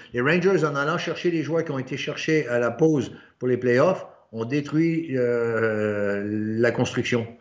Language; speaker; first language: French; native; French